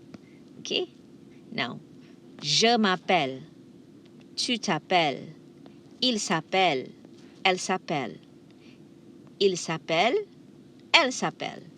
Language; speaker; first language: French; non-native, fluent; Malay